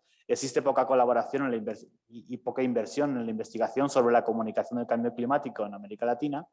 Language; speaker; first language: Spanish; native; Spanish